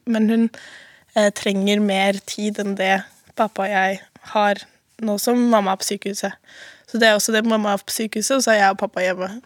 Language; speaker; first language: Norwegian; native; Norwegian